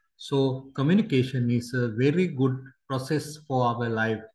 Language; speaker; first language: English; non-native, local second language; Sinhala